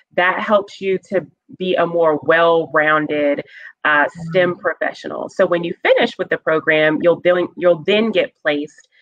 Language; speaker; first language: English; native; English